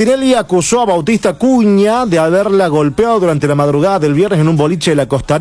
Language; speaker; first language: Spanish; native; Spanish